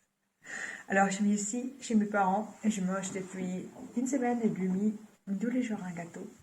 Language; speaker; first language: French; non-native, fluent; German